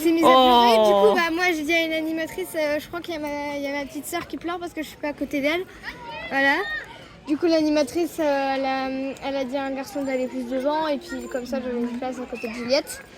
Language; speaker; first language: French; native; French